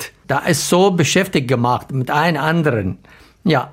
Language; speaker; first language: German; non-native, learner; Arabic